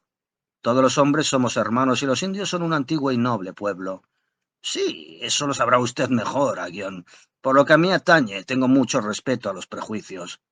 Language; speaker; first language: Spanish; native; Spanish